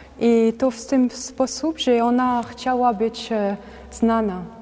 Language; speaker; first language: Polish; non-native, learner; French